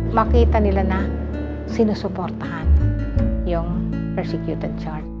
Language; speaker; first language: Filipino; native; Filipino